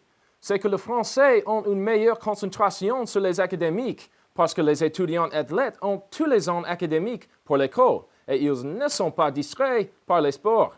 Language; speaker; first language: French; non-native, learner; English